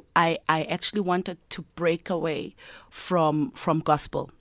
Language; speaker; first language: English; non-native, local second language; Zulu